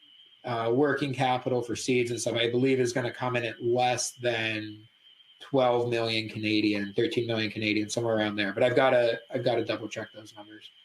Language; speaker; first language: English; native; English